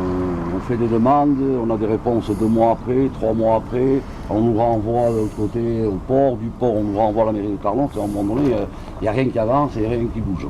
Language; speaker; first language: French; native; French